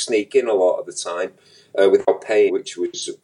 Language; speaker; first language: English; native; English